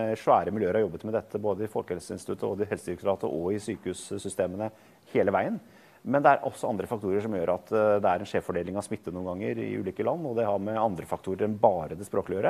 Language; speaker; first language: Norwegian; native; Norwegian